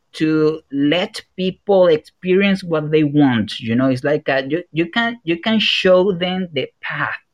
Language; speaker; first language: English; non-native, fluent; Spanish